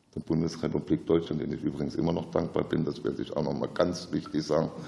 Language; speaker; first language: German; native; German